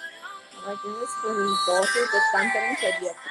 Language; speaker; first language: Portuguese; non-native, local second language; Tetum